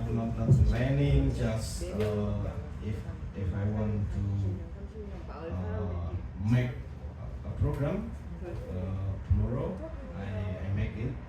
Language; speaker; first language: English; non-native, learner; Indonesian